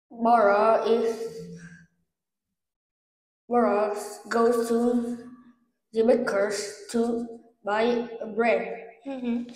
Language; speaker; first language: English; non-native, learner; Vietnamese